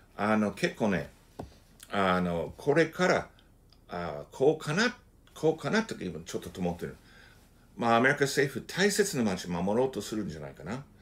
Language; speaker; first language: Japanese; non-native, fluent; English